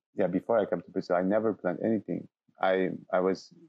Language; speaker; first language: English; non-native, fluent; Turkish